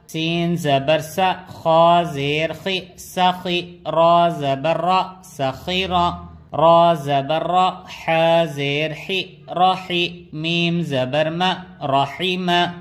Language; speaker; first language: Urdu; native; Urdu